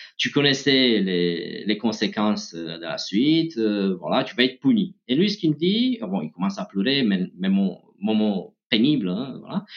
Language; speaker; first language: French; non-native, fluent; Romanian